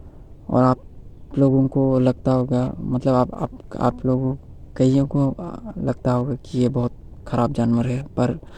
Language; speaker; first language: Hindi; non-native, local second language; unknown